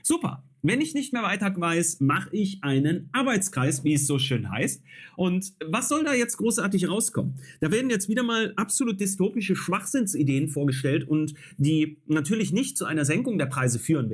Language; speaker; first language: German; native; German